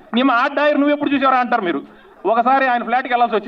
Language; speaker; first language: Telugu; native; Telugu